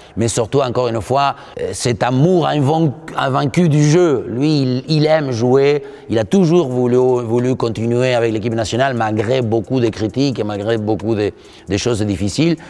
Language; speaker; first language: French; non-native, fluent; Spanish